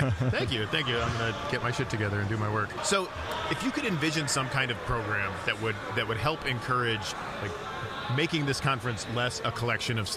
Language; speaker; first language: English; native; English